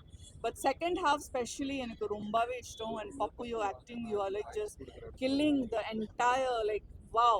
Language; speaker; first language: Tamil; non-native, fluent; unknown